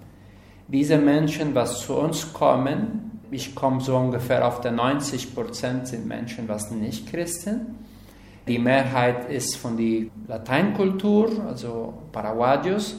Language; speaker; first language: German; non-native, learner; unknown